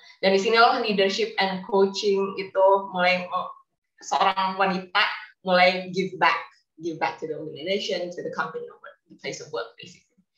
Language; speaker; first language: English; non-native, fluent; Indonesian